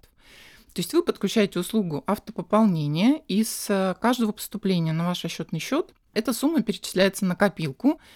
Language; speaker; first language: Russian; native; Russian